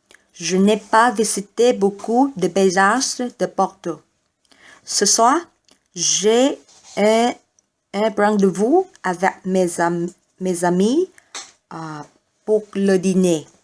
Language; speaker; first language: French; non-native, learner; Vietnamese